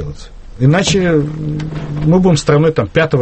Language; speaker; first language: Russian; native; Russian